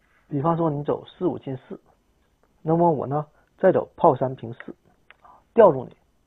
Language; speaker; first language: Chinese; native; Chinese